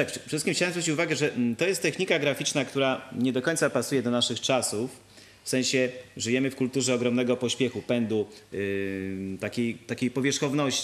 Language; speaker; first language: Polish; native; Polish